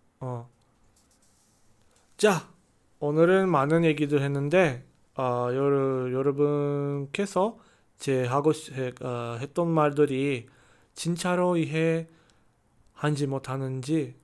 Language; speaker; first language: Korean; non-native, learner; Chinese